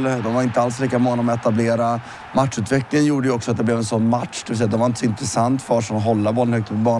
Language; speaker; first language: Swedish; native; Swedish